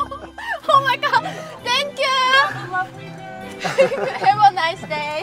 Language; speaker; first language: English; non-native, learner; Korean